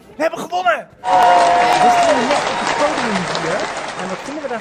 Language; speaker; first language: Dutch; native; Dutch